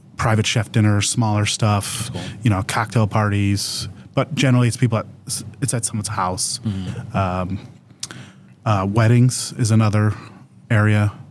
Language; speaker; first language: English; native; English